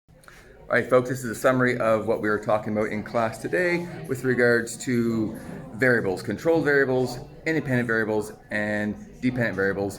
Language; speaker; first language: English; native; English